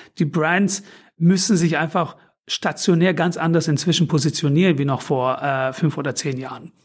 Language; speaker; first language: German; early bilingual, other home language; Turkish